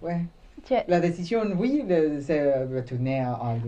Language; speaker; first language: French; non-native, learner; Spanish